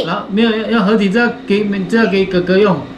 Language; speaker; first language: Chinese; native; Chinese